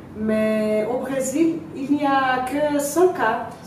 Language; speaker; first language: French; non-native, learner; Portuguese